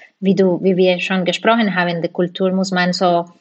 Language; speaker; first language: German; non-native, fluent; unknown